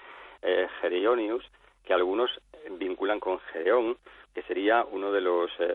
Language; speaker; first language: Spanish; native; Spanish